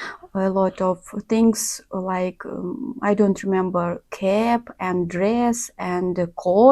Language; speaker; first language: English; non-native, learner; Russian